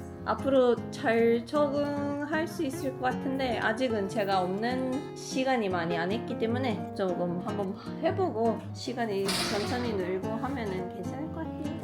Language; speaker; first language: Korean; non-native, fluent; Swedish